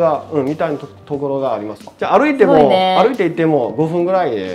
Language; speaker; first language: Japanese; non-native, fluent; Chinese